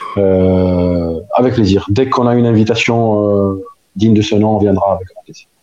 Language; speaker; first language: French; non-native, local second language; Arabic